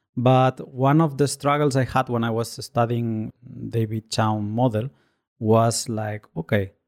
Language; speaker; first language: English; non-native, fluent; Spanish